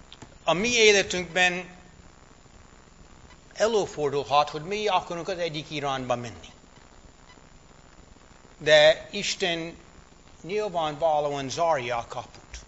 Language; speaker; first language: Hungarian; non-native, fluent; English